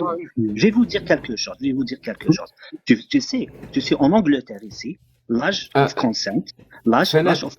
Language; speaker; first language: French; non-native, local second language; Arabic